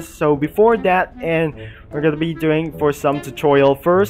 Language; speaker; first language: English; non-native, learner; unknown